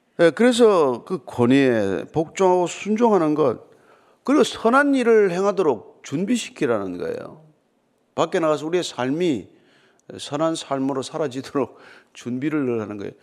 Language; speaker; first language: Korean; native; Korean